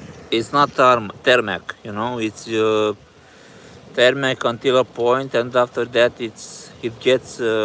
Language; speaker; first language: English; non-native, fluent; Romanian